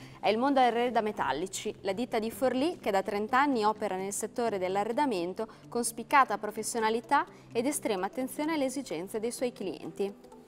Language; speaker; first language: Italian; native; Italian